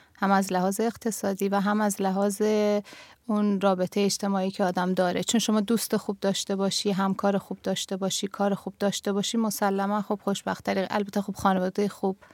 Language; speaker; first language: Persian; native; Persian